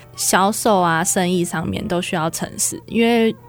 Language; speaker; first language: Chinese; native; Chinese